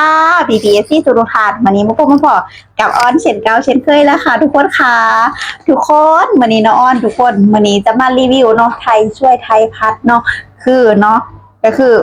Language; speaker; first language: Thai; non-native, local second language; Lao